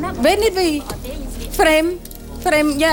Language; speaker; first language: Dutch; non-native, learner; Khmer